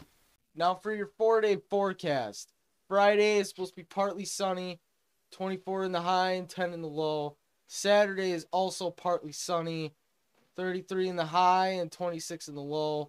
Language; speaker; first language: English; native; English